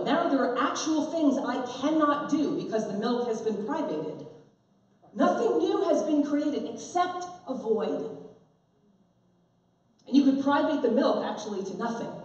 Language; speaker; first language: English; native; English